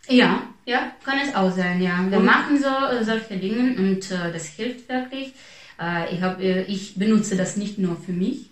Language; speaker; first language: German; non-native, fluent; Russian